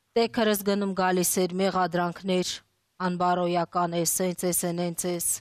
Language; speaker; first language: Armenian; early bilingual, other home language; Russian